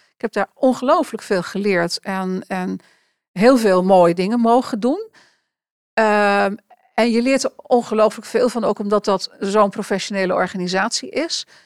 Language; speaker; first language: Dutch; native; Dutch